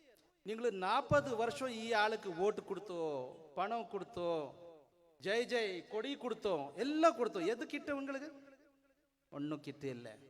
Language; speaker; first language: Malayalam; non-native, learner; Urdu